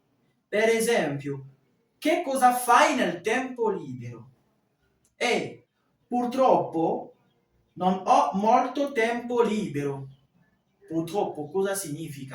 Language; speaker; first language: Italian; non-native, fluent; French